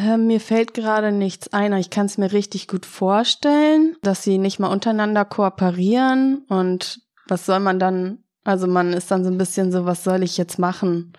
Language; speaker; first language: German; native; German